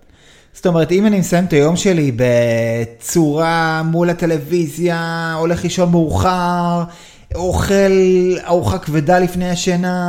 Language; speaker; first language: Hebrew; native; Hebrew